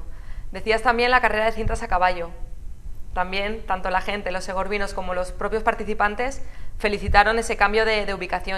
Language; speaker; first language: Spanish; native; Spanish